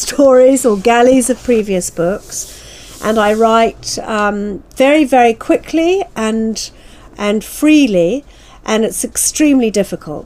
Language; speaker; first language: English; native; English